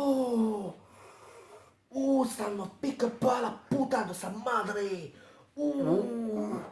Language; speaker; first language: French; native; French